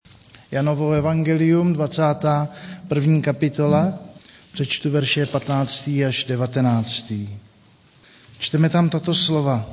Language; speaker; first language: Czech; native; Czech